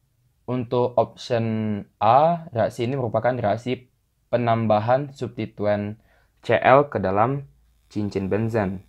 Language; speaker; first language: Indonesian; native; Indonesian